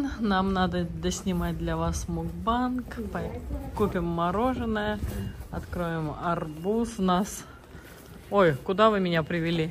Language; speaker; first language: Russian; native; Russian